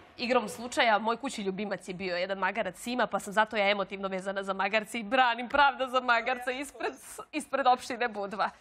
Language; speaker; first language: Serbian; native; Serbian